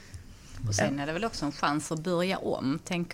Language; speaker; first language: Swedish; native; Swedish